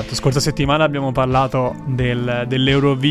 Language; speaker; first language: Italian; native; Italian